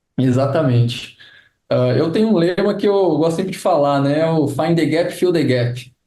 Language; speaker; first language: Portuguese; native; Portuguese